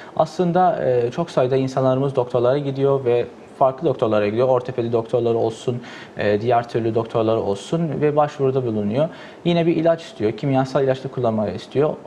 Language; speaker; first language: Turkish; native; Turkish